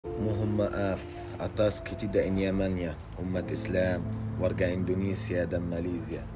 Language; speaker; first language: Indonesian; non-native, fluent; Arabic